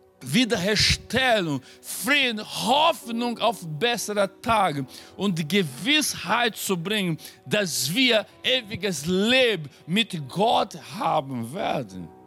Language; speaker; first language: German; non-native, fluent; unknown